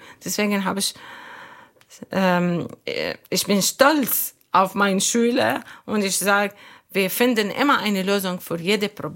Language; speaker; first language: German; non-native, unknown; Arabic